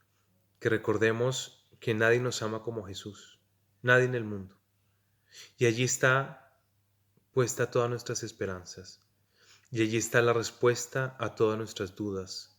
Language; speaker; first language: Spanish; native; Spanish